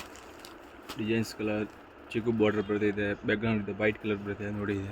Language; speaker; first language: Kannada; non-native, local second language; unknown